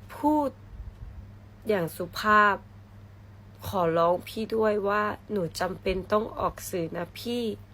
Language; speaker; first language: Thai; early bilingual, other home language; Vietnamese